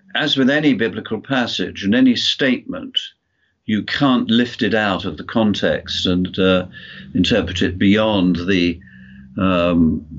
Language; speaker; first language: English; native; English